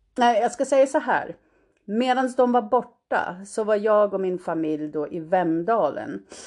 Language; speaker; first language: Swedish; early bilingual, heritage; Swedish